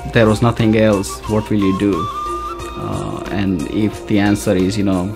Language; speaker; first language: English; non-native, local second language; Gujarati